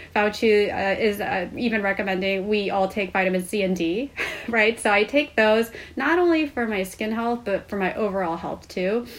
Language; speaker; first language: English; non-native, fluent; Korean